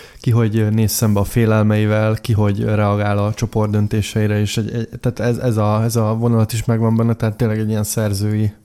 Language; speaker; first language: Hungarian; native; Hungarian